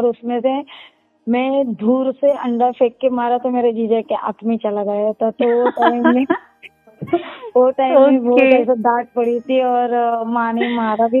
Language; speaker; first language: Hindi; non-native, local second language; Marathi